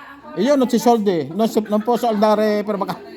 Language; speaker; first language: Italian; non-native, learner; Filipino